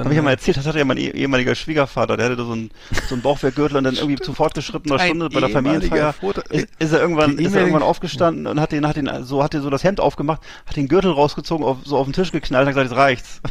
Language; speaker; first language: German; native; German